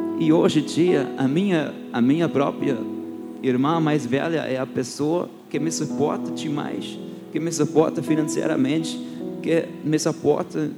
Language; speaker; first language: Portuguese; non-native, fluent; German